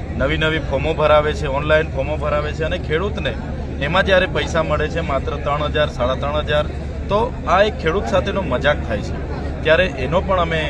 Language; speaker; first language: Gujarati; non-native, local second language; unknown